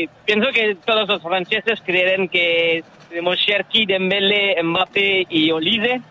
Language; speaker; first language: Spanish; non-native, learner; French